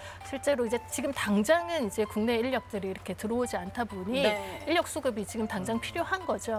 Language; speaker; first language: Korean; native; Korean